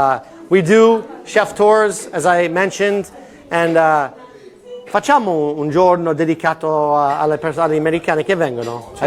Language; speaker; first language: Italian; non-native, fluent; English